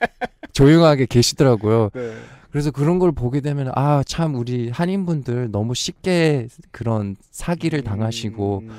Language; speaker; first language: Korean; early bilingual, heritage; Korean